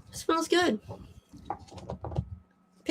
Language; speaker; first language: English; native; English